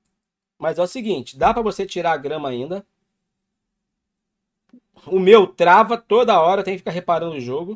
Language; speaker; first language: Portuguese; native; Portuguese